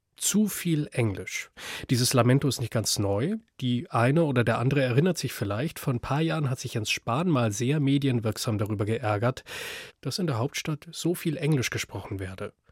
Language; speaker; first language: German; native; German